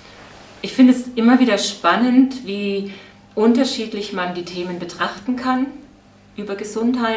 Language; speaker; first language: German; native; German